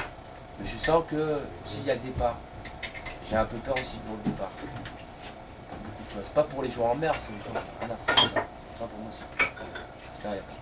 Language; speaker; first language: French; native; French